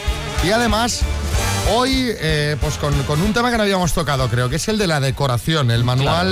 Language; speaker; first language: Spanish; native; Spanish